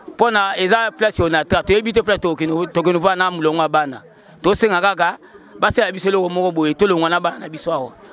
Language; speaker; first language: Lingala; native; Lingala